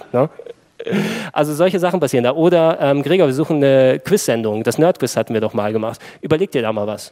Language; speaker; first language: German; early bilingual, other home language; Greek